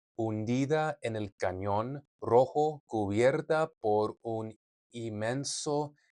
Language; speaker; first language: Spanish; non-native, learner; English